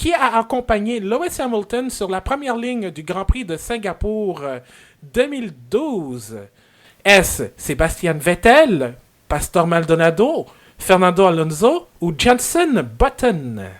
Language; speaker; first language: French; native; French